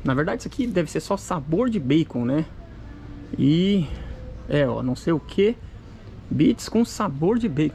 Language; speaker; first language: Portuguese; native; Portuguese